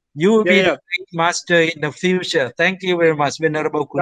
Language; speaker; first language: English; non-native, fluent; Thai